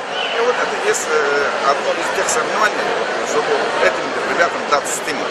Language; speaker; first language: Russian; non-native, local second language; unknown